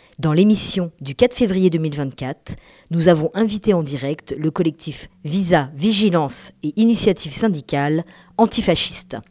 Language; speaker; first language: French; native; French